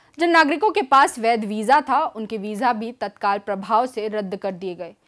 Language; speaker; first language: Hindi; native; Hindi